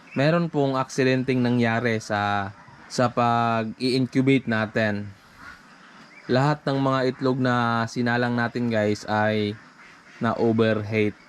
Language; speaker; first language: Filipino; non-native, local second language; Cebuano